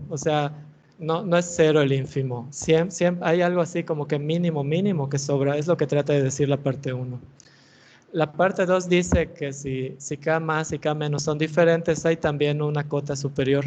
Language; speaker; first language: Spanish; native; Spanish